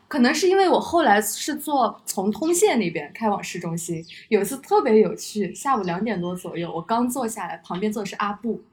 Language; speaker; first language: Chinese; native; Chinese